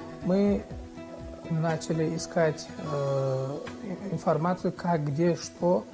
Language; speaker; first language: Russian; non-native, fluent; Uzbek